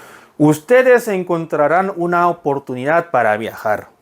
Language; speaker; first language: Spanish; non-native, fluent; Korean